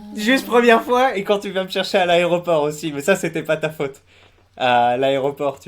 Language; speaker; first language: French; native; French